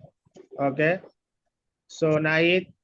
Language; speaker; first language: English; non-native, learner; Bangla